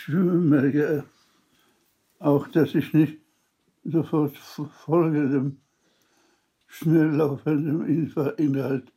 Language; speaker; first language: German; non-native, fluent; Polish